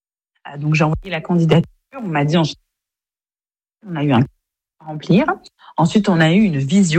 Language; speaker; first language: French; native; French